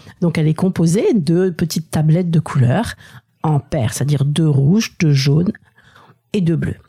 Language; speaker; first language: French; native; French